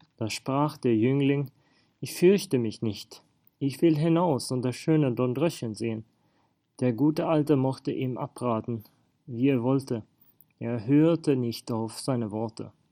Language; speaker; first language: German; non-native, fluent; Swedish